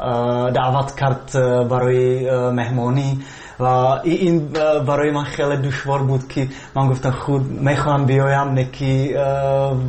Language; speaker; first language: Tajik; non-native, fluent; Czech